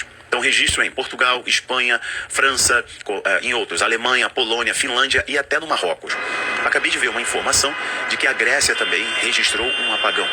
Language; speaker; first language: Portuguese; native; Portuguese